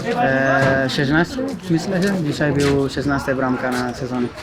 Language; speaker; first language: Polish; non-native, learner; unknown